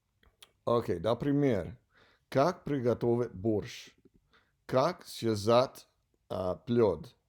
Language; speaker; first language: Russian; non-native, learner; English